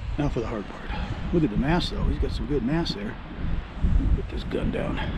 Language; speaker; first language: English; native; English